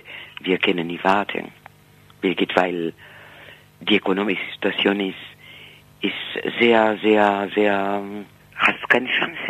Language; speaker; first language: German; non-native, fluent; Spanish